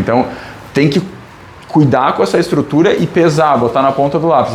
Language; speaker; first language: Portuguese; native; Portuguese